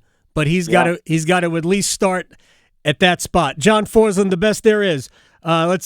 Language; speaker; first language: English; native; English